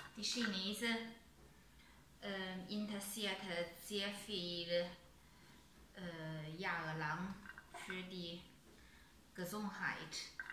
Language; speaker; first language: German; non-native, learner; Chinese